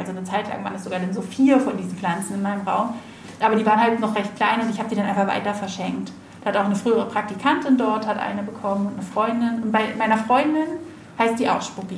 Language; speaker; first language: German; native; German